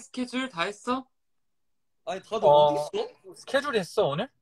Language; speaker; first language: Korean; early bilingual, heritage; Korean